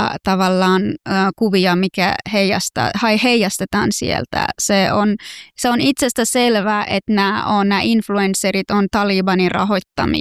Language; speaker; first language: Finnish; non-native, fluent; Persian